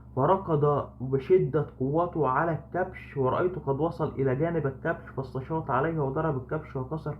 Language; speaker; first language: Arabic; native; Arabic